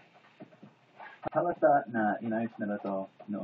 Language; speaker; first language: Filipino; non-native, fluent; English